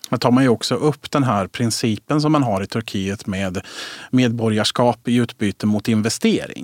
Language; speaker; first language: Swedish; native; Swedish